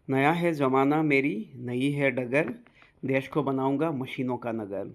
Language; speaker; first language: Hindi; non-native, local second language; Bangla